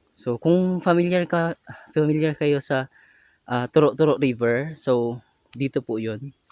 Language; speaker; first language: Filipino; non-native, local second language; Cebuano